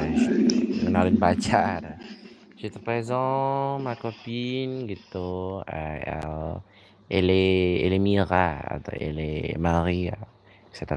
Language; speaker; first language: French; non-native, fluent; Indonesian